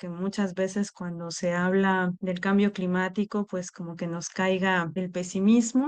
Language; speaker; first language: Spanish; native; Spanish